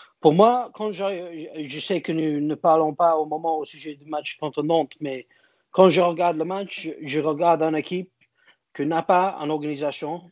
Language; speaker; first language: French; non-native, learner; English